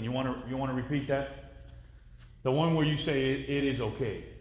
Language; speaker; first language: English; early bilingual, other home language; Spanish